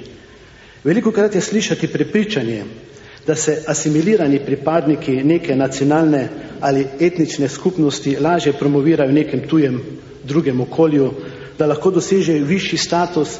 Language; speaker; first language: Slovenian; native; Slovenian